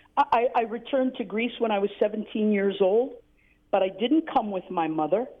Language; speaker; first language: English; native; English